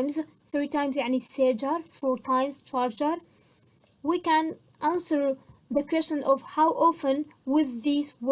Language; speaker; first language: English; non-native, fluent; Central Kurdish